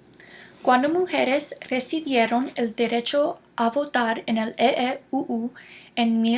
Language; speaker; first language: Spanish; non-native, learner; English